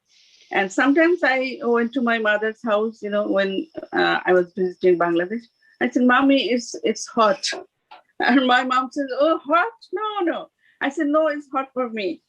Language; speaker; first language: English; non-native, fluent; Bangla